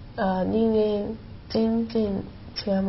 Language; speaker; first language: Japanese; non-native, learner; Chinese